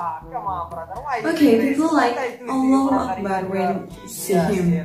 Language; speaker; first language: English; non-native, learner; Indonesian